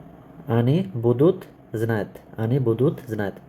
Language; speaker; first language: Russian; non-native, learner; Bangla